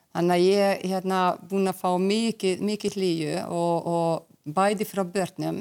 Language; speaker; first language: Icelandic; non-native, fluent; Hungarian